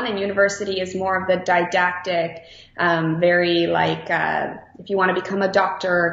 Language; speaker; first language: English; native; English